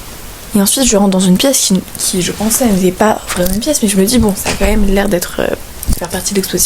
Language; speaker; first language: French; native; French